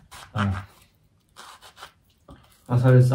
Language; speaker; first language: German; early bilingual, other home language; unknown